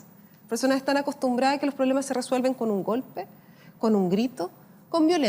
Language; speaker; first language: Spanish; native; Spanish